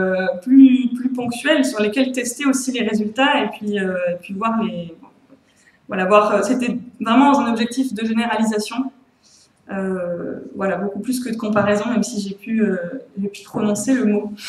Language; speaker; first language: French; native; French